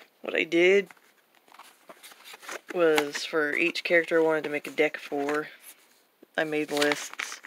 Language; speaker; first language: English; native; English